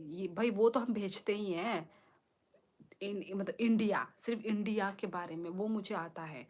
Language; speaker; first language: Hindi; non-native, local second language; Kok Borok